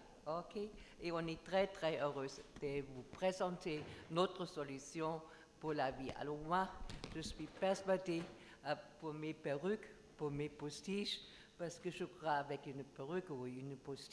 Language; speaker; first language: French; non-native, learner; German